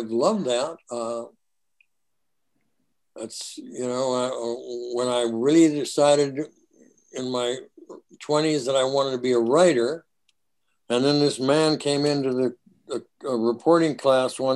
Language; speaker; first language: English; native; English